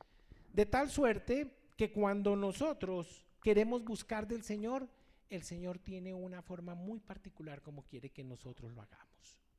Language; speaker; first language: Spanish; native; Spanish